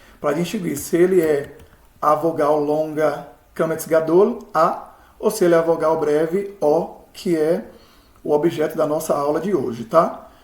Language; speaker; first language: Portuguese; native; Portuguese